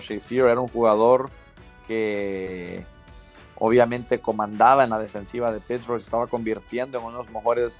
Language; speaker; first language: Spanish; native; Spanish